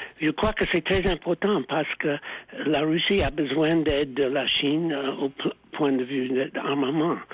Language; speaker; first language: French; non-native, fluent; English